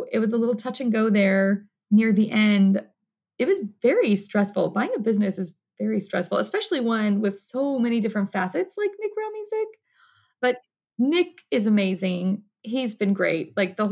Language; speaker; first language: English; native; English